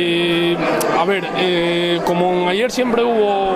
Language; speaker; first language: Spanish; native; Spanish